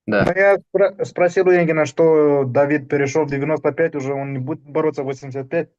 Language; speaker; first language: Russian; non-native, fluent; Romanian